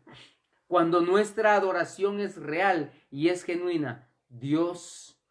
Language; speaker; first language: Spanish; native; Spanish